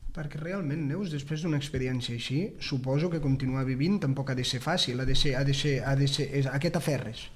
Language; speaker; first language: Catalan; native; Catalan